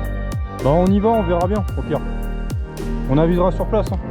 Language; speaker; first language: French; native; French